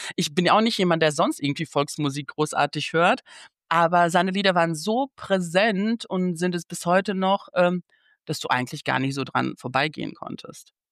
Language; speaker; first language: German; early bilingual, other home language; Bosnian